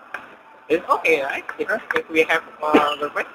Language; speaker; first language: English; non-native, learner; Indonesian